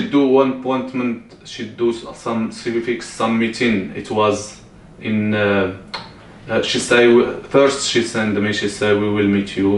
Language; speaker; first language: English; non-native, learner; Arabic